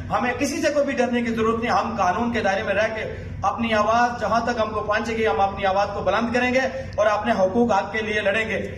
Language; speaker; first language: Hindi; non-native, local second language; Punjabi